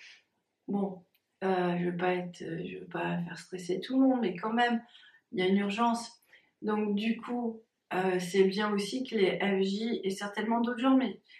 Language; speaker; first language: French; native; French